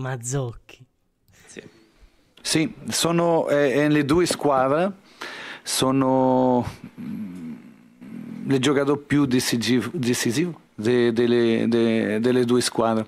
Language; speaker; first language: Italian; non-native, learner; Portuguese